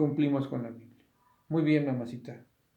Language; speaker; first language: Spanish; native; Spanish